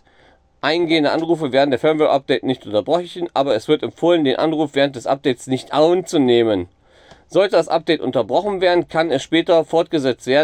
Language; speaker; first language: German; native; German